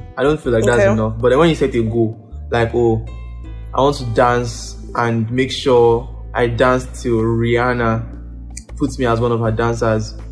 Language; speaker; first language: English; non-native, local second language; Yoruba